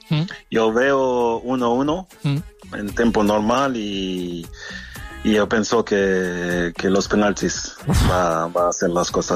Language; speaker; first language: Spanish; non-native, fluent; French